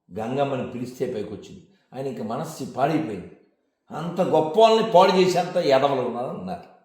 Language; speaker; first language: Telugu; native; Telugu